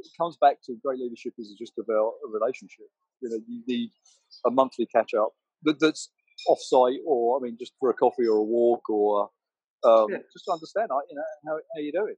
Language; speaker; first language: English; native; English